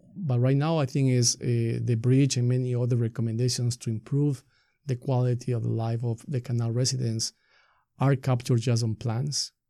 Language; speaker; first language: English; non-native, fluent; Spanish